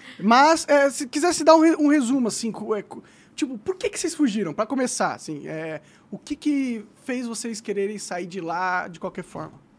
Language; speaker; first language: Portuguese; native; Portuguese